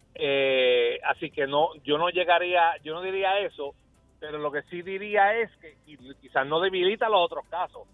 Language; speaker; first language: Spanish; early bilingual, heritage; Spanish